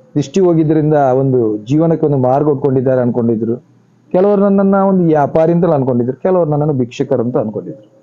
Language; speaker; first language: Kannada; non-native, local second language; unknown